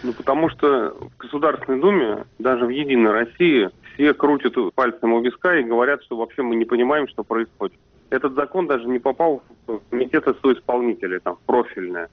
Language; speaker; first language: Russian; native; Russian